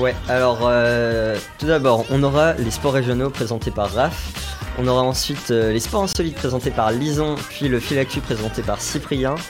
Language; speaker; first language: French; native; French